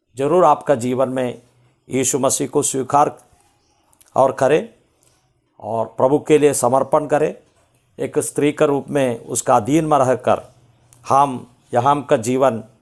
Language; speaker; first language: Hindi; non-native, local second language; Malayalam